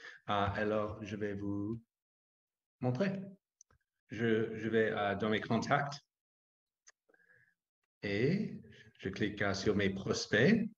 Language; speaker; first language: French; non-native, fluent; English